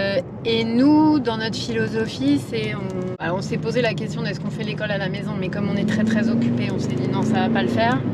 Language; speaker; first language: French; native; French